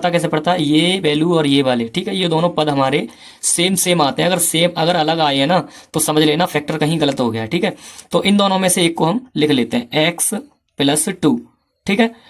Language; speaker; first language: Hindi; native; Hindi